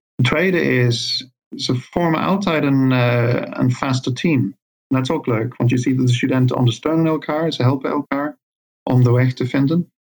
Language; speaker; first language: Dutch; non-native, fluent; English